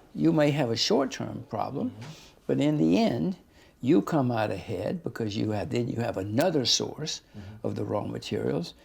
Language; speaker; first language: English; native; English